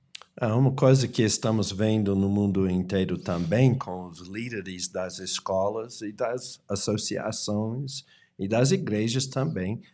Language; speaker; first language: Portuguese; non-native, fluent; English